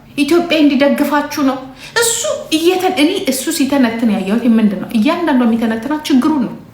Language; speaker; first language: Amharic; non-native, local second language; Oromo